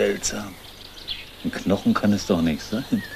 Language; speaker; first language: German; native; German